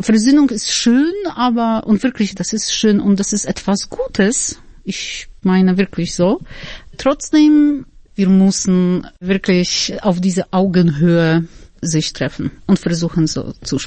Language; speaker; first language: German; non-native, fluent; Polish